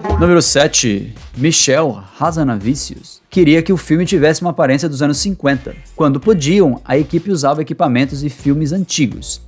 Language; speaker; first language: Portuguese; native; Portuguese